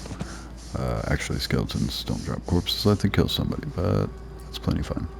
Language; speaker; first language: English; native; English